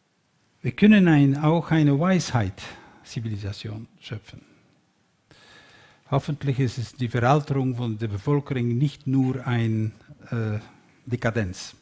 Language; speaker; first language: German; non-native, learner; Dutch